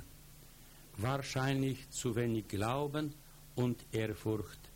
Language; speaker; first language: German; non-native, fluent; Polish